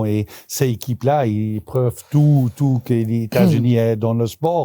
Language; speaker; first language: French; non-native, local second language; Dutch